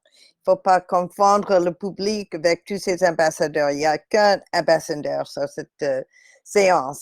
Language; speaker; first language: French; non-native, fluent; English